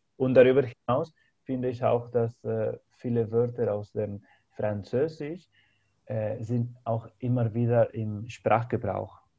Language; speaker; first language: German; non-native, fluent; Spanish